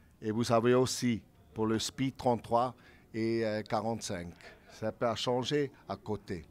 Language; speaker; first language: French; non-native, learner; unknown